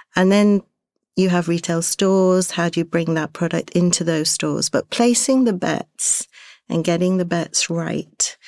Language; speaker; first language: English; early bilingual, other home language; Hindi